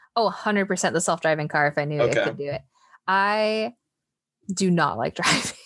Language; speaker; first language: English; native; English